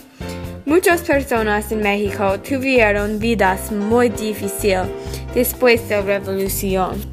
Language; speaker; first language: Spanish; non-native, learner; English